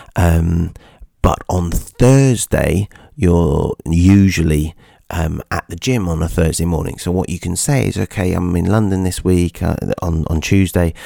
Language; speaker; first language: English; native; English